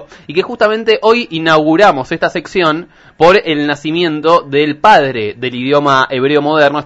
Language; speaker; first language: Spanish; native; Spanish